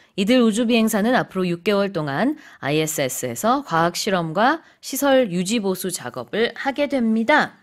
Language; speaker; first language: Korean; early bilingual, heritage; Korean